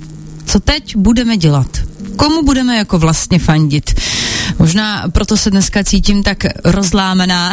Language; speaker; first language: Czech; native; Czech